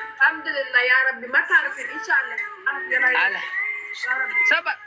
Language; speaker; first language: Arabic; non-native, learner; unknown